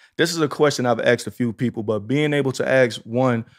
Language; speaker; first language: English; native; English